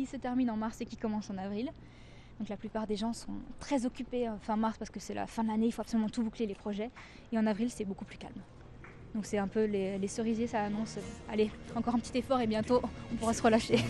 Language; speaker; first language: French; native; French